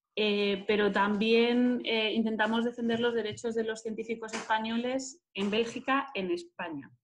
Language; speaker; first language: Spanish; native; Spanish